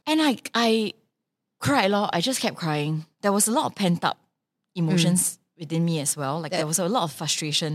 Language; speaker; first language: English; non-native, local second language; Chinese